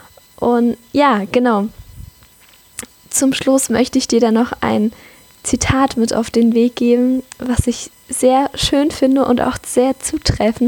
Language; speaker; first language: German; native; German